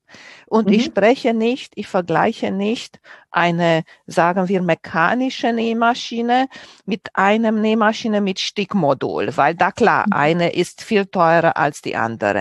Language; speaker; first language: German; non-native, fluent; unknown